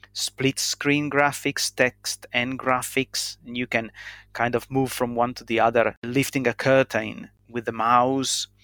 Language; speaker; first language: English; non-native, fluent; Italian